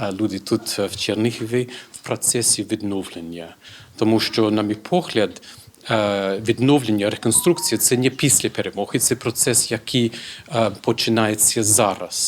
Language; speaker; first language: Ukrainian; non-native, fluent; English